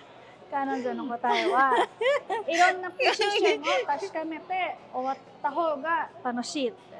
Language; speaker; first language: Japanese; non-native, fluent; Filipino